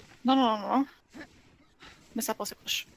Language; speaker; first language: French; native; French